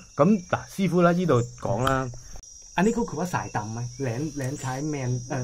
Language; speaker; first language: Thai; non-native, fluent; Cantonese